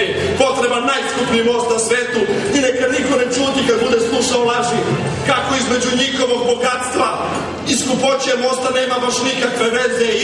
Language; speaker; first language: Serbian; native; Serbian